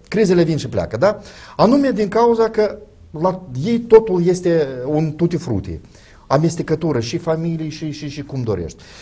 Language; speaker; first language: Romanian; native; Romanian